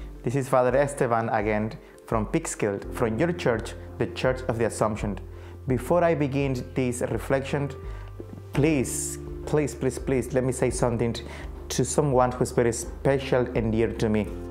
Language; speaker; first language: English; non-native, fluent; Spanish